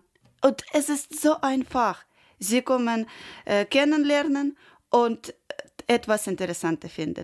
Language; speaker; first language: German; non-native, learner; Ukrainian